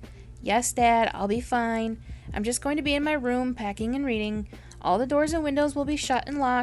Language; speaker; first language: English; native; English